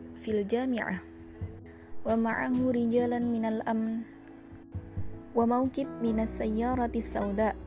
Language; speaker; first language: Arabic; non-native, learner; Indonesian